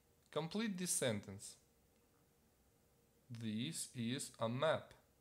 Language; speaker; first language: English; non-native, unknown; Ukrainian